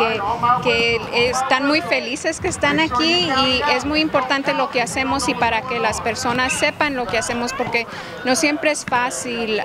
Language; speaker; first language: Spanish; early bilingual, other home language; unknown